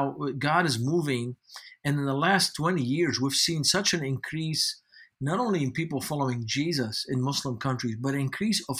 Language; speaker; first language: English; non-native, fluent; Arabic